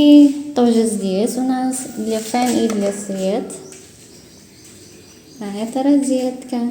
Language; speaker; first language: Russian; non-native, learner; Filipino